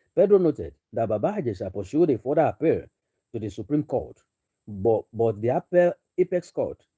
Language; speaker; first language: English; non-native, local second language; Yoruba